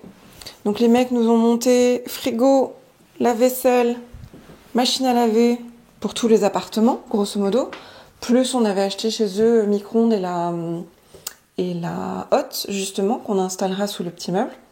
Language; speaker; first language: French; native; French